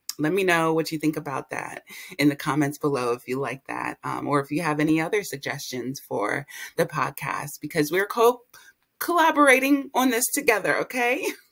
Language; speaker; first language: English; native; English